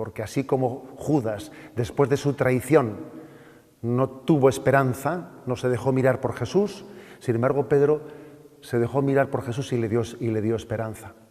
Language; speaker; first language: Spanish; native; Spanish